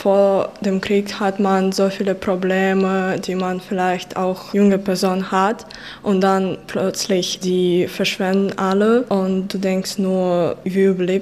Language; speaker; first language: German; early bilingual, other home language; Ukrainian